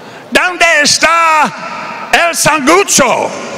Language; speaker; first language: Spanish; non-native, learner; English